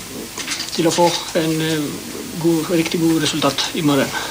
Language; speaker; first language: Swedish; non-native, learner; Greek